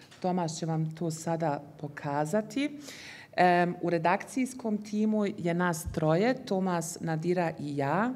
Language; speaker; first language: Bosnian; early bilingual, heritage; Bosnian